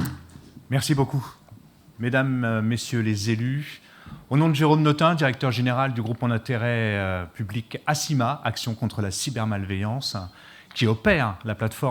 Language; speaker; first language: French; native; French